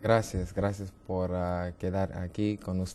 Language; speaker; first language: Spanish; non-native, learner; English